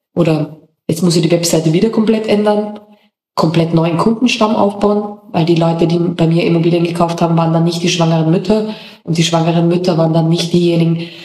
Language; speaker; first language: German; native; German